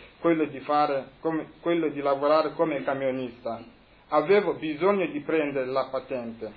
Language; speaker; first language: Italian; non-native, fluent; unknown